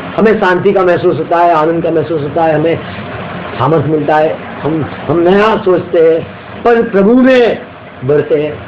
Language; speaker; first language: Hindi; non-native, local second language; Gujarati